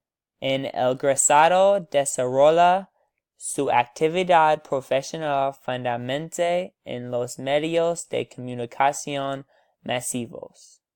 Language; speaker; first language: Spanish; non-native, learner; English